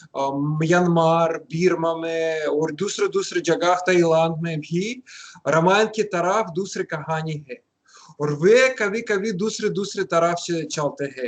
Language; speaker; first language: Hindi; non-native, learner; Russian